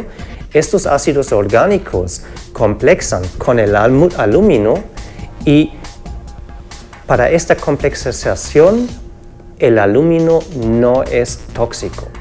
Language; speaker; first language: Spanish; non-native, fluent; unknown